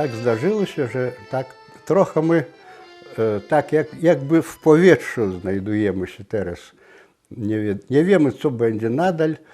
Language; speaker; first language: Polish; non-native, local second language; Belarusian